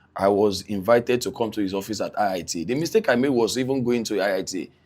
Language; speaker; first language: English; non-native, local second language; Yoruba